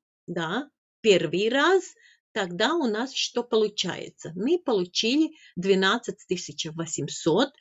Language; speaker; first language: Russian; non-native, fluent; Latvian